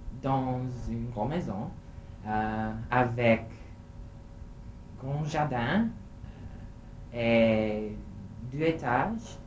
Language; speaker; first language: French; non-native, learner; English